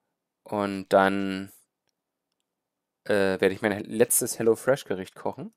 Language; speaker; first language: German; native; German